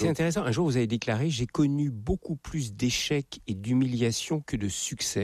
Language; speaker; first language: French; native; French